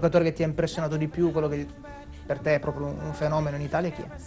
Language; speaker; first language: Italian; native; Italian